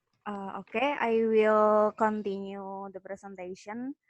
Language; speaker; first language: English; non-native, fluent; Indonesian